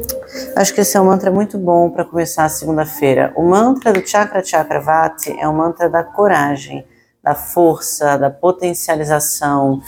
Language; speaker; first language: Portuguese; native; Portuguese